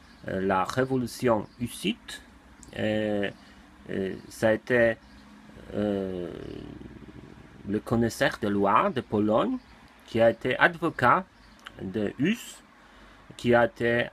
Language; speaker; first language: French; non-native, learner; Polish